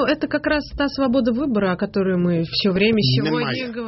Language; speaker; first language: Russian; native; Russian